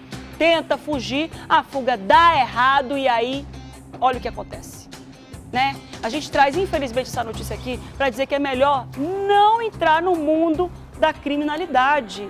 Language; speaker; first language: Portuguese; native; Portuguese